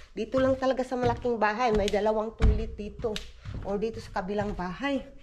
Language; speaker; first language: Filipino; non-native, local second language; Cebuano